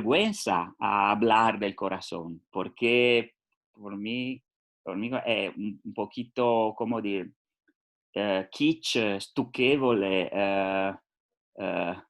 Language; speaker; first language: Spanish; non-native, learner; Italian